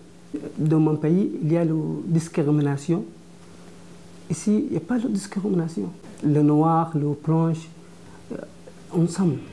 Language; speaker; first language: French; non-native, learner; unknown